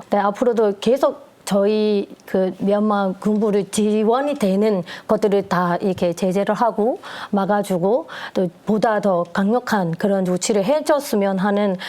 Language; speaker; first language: Korean; non-native, fluent; Burmese